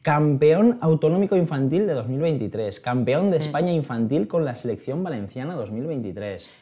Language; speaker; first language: Spanish; native; Spanish